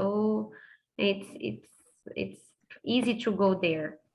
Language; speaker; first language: English; non-native, fluent; Portuguese